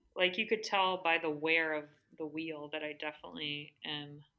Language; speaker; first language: English; native; English